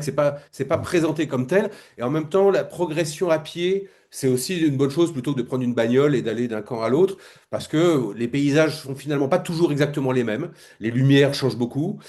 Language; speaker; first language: French; native; French